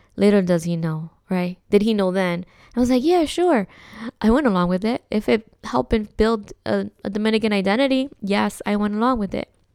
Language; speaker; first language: English; early bilingual, other home language; Spanish